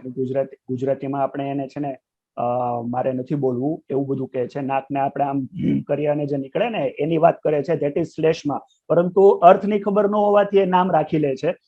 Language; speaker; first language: Gujarati; native; Gujarati